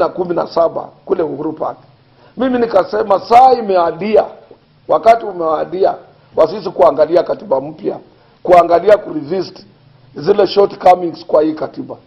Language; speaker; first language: Swahili; non-native, local second language; Luyia